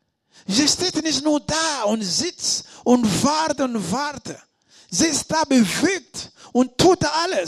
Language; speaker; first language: German; non-native, learner; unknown